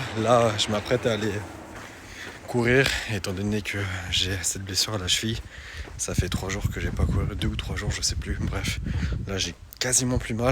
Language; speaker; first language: French; native; French